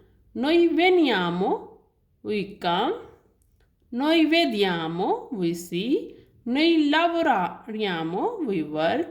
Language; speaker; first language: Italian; non-native, learner; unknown